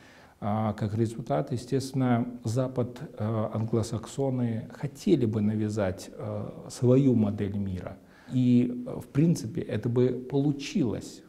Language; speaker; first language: Russian; native; Russian